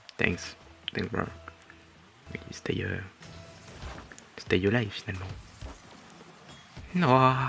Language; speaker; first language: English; non-native, learner; French